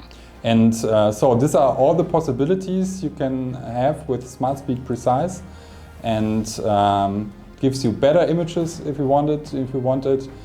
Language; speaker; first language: English; non-native, fluent; German